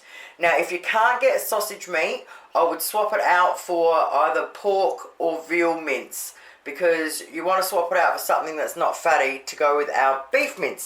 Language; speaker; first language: English; native; English